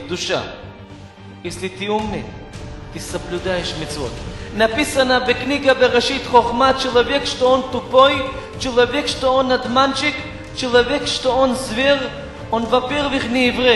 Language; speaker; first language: Russian; non-native, fluent; Hebrew